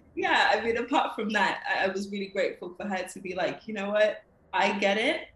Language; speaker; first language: English; native; English